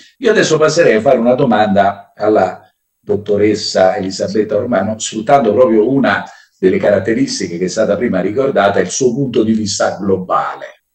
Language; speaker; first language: Italian; native; Italian